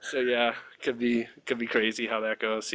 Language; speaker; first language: English; native; English